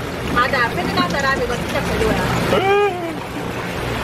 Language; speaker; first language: Korean; non-native, learner; Vietnamese